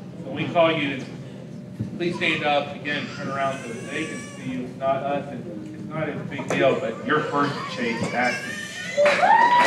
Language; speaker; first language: English; native; English